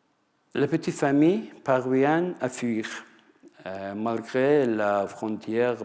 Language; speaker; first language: French; non-native, fluent; Persian